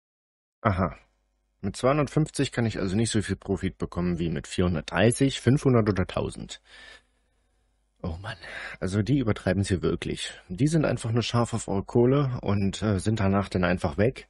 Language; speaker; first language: German; native; German